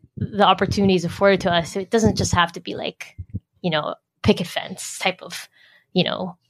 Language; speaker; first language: English; native; English